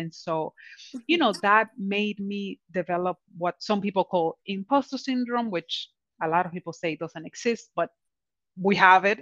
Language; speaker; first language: English; non-native, fluent; Spanish